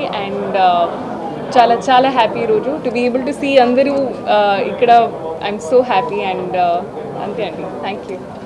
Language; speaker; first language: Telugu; non-native, learner; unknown